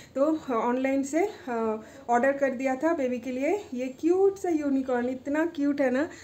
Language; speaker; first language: Hindi; non-native, local second language; Bangla